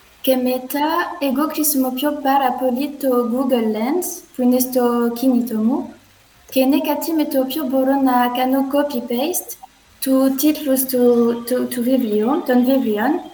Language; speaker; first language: Greek; non-native, learner; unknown